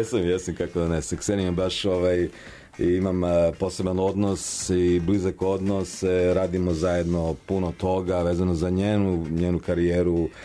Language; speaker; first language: Serbian; early bilingual, heritage; English